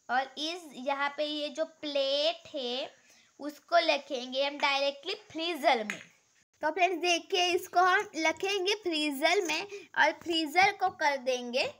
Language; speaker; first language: Hindi; non-native, local second language; Marathi